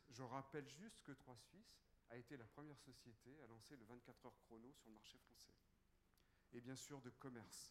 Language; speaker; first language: French; native; French